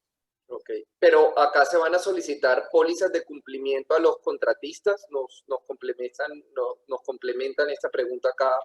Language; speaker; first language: Spanish; native; Spanish